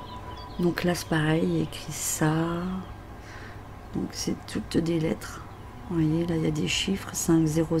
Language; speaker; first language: French; native; French